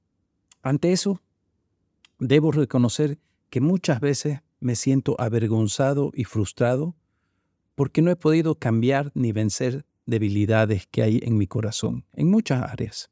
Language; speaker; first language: Spanish; native; Spanish